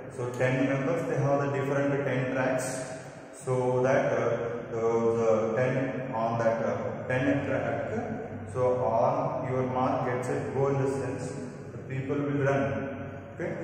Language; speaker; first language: English; non-native, local second language; Kannada